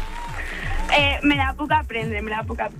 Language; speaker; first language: Catalan; non-native, local second language; Spanish